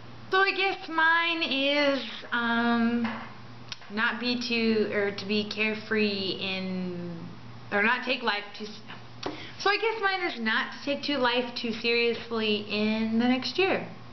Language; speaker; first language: English; native; English